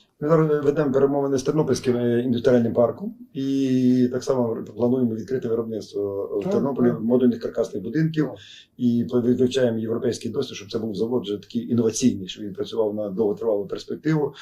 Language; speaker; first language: Ukrainian; native; Ukrainian